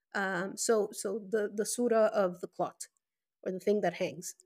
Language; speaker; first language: English; non-native, fluent; Spanish